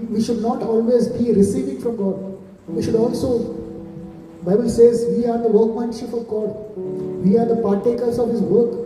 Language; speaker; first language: English; non-native, local second language; Telugu